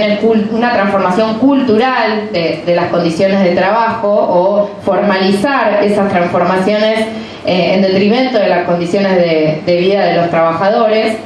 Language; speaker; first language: Spanish; native; Spanish